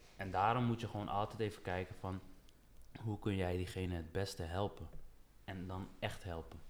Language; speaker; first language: Dutch; early bilingual, other home language; Papiamento